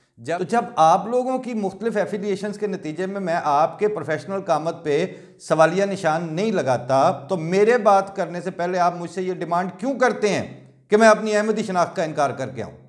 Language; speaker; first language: Urdu; non-native, local second language; Punjabi